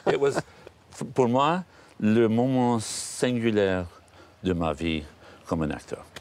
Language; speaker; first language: French; non-native, learner; English